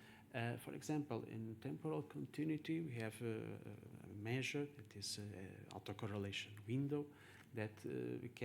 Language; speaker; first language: English; non-native, fluent; Portuguese